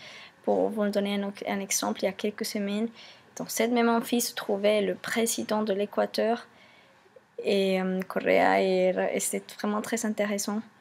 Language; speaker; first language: French; non-native, fluent; Spanish